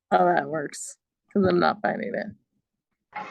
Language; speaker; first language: English; native; English